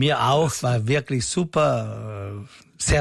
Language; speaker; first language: German; non-native, fluent; Italian